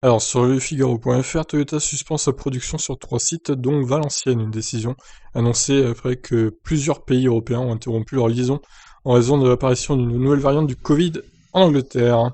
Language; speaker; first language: French; native; French